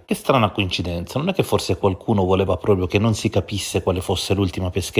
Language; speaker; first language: Italian; native; Italian